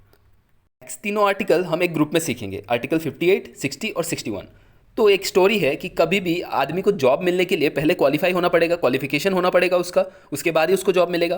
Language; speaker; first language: Hindi; native; Hindi